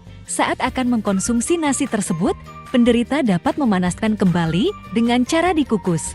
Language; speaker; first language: Indonesian; native; Indonesian